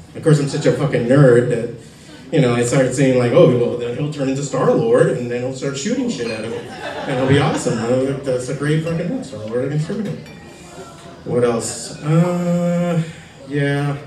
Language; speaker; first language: English; native; English